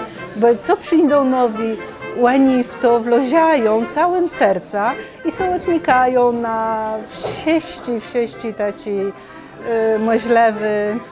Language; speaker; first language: Polish; non-native, local second language; Kashubian